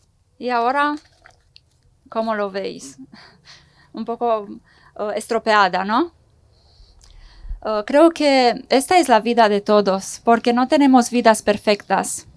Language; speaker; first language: Spanish; non-native, fluent; Romanian